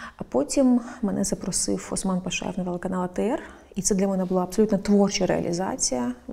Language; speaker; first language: Ukrainian; non-native, local second language; Crimean Tatar